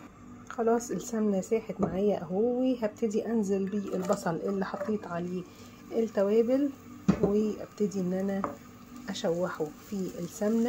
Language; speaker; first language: Arabic; native; Arabic